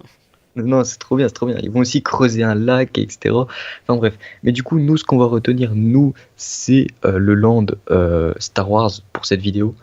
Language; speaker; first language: French; native; French